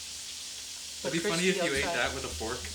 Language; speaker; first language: English; native; English